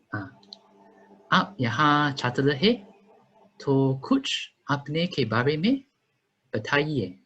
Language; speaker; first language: Hindi; non-native, learner; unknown